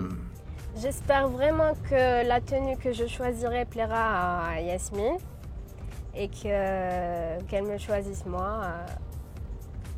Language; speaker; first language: French; non-native, local second language; Arabic